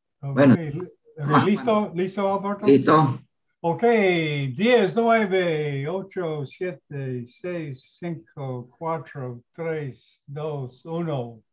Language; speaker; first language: Spanish; non-native, fluent; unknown